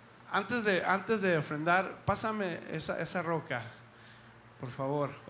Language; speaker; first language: Spanish; early bilingual, heritage; Spanish